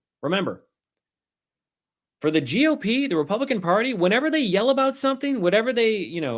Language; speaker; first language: English; native; English